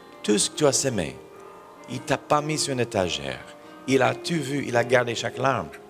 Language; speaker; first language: French; non-native, fluent; English